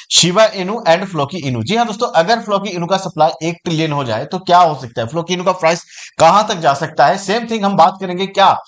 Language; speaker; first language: Hindi; native; Hindi